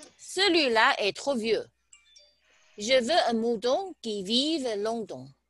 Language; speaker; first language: French; non-native, learner; Chinese